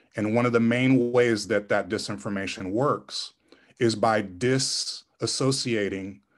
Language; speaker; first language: English; native; English